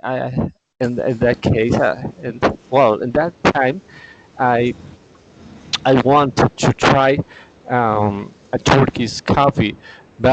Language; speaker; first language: English; non-native, learner; Spanish